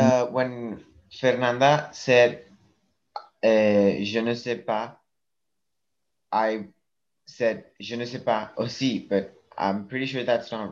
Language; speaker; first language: French; non-native, learner; Spanish